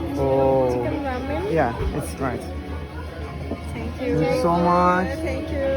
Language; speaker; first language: English; non-native, learner; Turkish